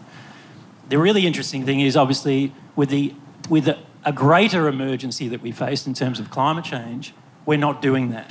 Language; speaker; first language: English; native; English